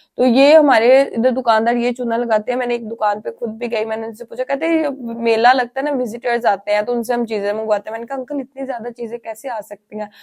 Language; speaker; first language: Urdu; non-native, local second language; Punjabi